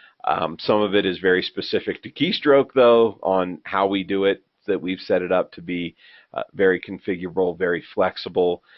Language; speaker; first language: English; native; English